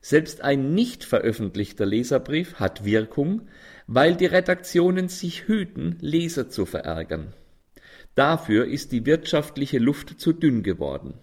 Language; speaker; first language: German; native; German